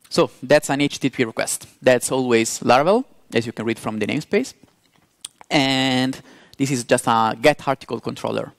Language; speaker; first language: English; non-native, fluent; Italian